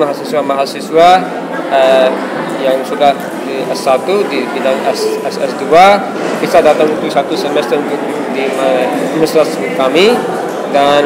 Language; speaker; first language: Indonesian; non-native, fluent; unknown